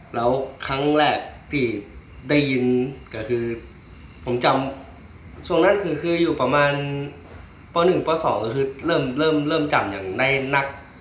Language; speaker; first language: Thai; native; Thai